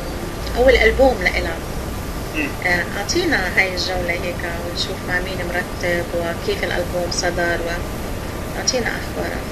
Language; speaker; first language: Arabic; native; Arabic